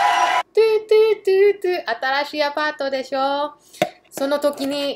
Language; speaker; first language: Japanese; early bilingual, heritage; English